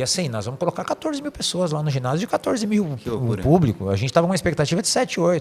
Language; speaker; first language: Portuguese; native; Portuguese